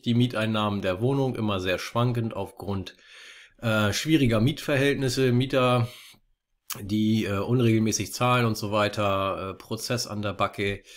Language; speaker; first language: German; native; German